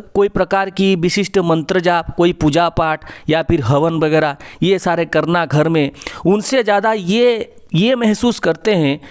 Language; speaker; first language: Hindi; non-native, local second language; Odia